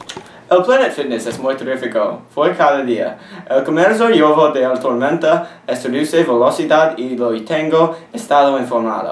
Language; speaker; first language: Spanish; non-native, learner; English